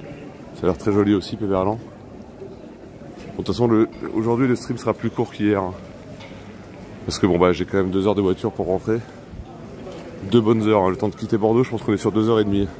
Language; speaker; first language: French; native; French